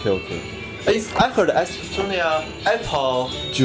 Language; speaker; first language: English; non-native, learner; Chinese